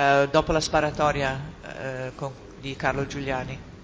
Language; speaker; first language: Italian; native; Italian